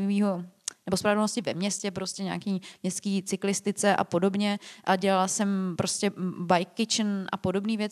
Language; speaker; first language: Czech; native; Czech